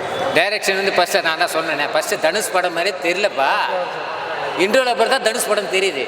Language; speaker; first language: Tamil; native; Tamil